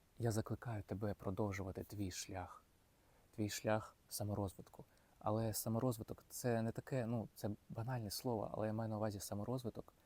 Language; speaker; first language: Ukrainian; non-native, local second language; Russian